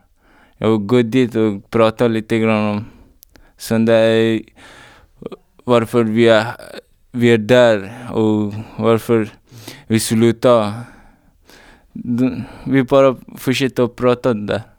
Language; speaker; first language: Swedish; non-native, learner; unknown